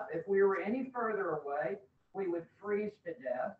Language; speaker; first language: English; native; English